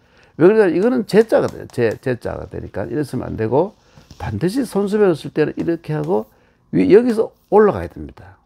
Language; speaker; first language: Korean; native; Korean